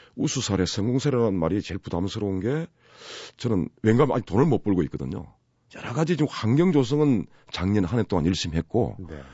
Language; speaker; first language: Korean; native; Korean